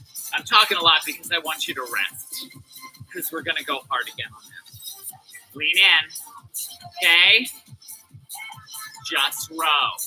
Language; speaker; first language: English; native; English